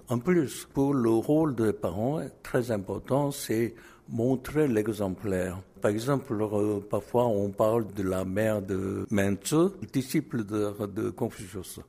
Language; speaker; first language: French; non-native, fluent; Korean